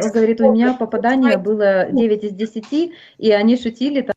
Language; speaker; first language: Russian; native; Russian